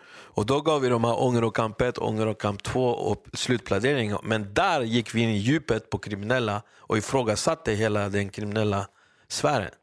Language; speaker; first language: Swedish; early bilingual, other home language; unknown